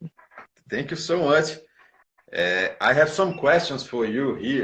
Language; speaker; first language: English; non-native, learner; Portuguese